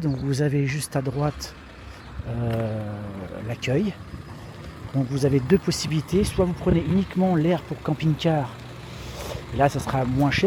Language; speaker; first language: French; native; French